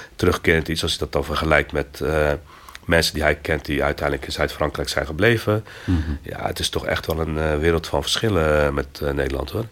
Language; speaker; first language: Dutch; native; Dutch